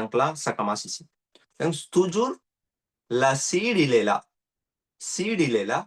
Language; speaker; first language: French; non-native, learner; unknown